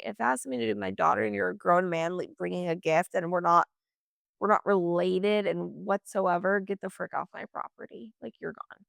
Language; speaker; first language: English; native; English